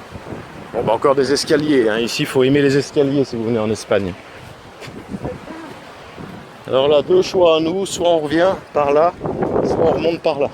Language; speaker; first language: French; native; French